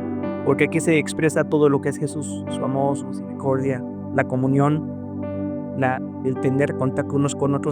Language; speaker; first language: Spanish; native; Spanish